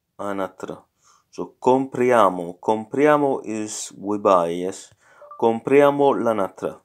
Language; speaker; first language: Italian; non-native, learner; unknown